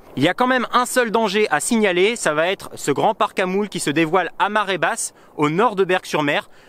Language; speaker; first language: French; native; French